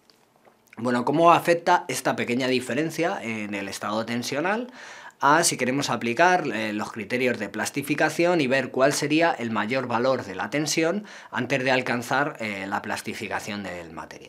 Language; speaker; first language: Spanish; native; Spanish